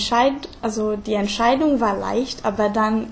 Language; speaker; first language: German; non-native, fluent; Hungarian